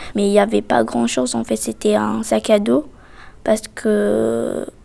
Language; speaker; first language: French; non-native, fluent; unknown